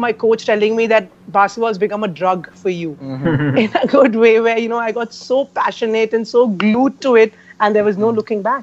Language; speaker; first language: English; non-native, local second language; Hindi